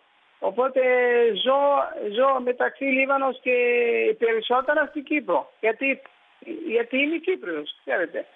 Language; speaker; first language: Greek; early bilingual, heritage; Greek